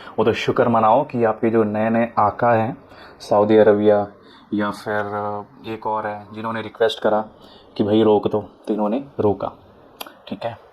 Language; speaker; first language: Hindi; native; Hindi